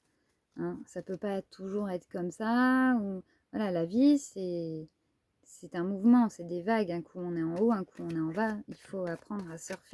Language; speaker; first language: French; native; French